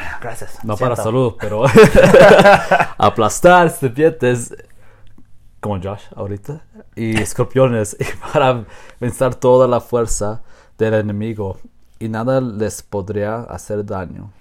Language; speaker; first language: Spanish; non-native, fluent; English